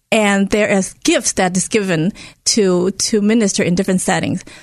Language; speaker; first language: English; non-native, local second language; Cantonese